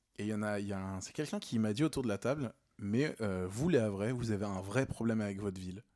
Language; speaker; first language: French; native; French